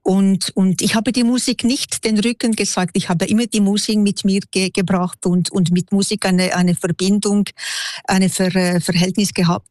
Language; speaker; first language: German; non-native, local second language; French